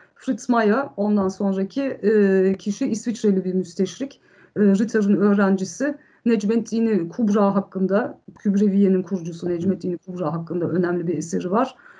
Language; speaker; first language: Turkish; early bilingual, heritage; Turkish